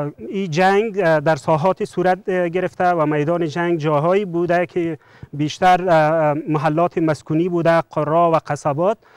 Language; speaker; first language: Persian; native; Persian